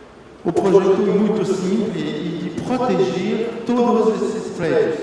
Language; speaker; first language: Portuguese; non-native, fluent; French